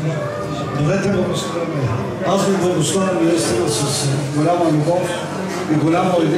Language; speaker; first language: Bulgarian; non-native, fluent; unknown